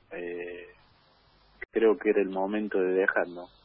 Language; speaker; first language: Spanish; native; Spanish